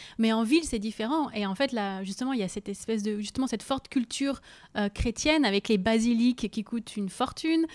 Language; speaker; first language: French; native; French